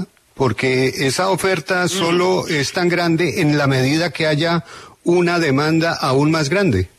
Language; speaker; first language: Spanish; native; Spanish